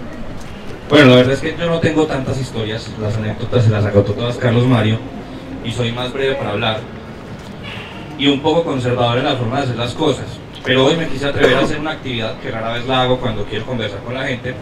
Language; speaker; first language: Spanish; native; Spanish